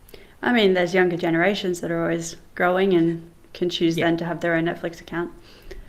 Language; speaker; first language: English; native; English